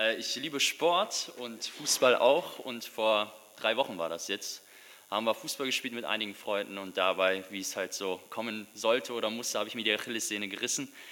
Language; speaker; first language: German; early bilingual, other home language; Russian